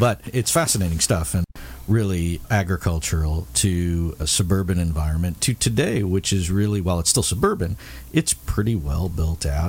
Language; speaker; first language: English; native; English